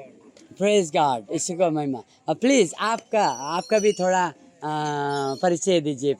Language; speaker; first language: Hindi; non-native, learner; Nepali